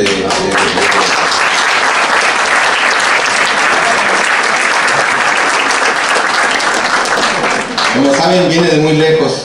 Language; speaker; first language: Spanish; native; Spanish